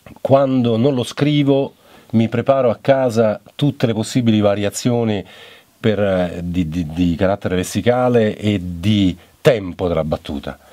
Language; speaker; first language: Italian; native; Italian